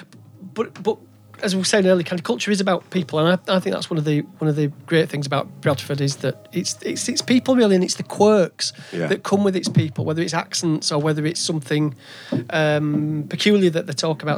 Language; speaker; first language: English; native; English